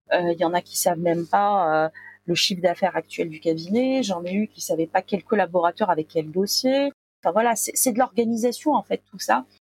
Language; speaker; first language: French; non-native, local second language; Arabic